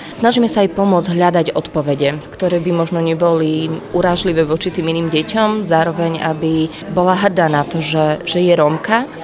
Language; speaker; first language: Slovak; native; Slovak